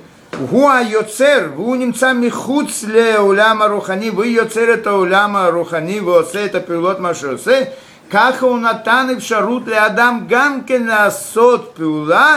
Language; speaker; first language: Hebrew; non-native, fluent; Russian